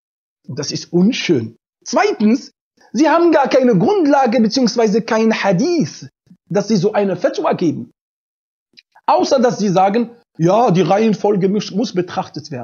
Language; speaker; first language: German; non-native, fluent; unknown